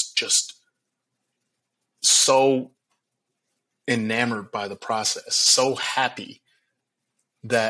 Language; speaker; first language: English; native; English